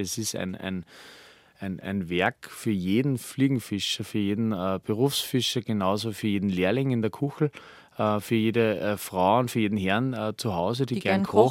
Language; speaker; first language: German; native; German